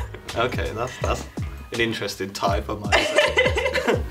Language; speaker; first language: English; native; English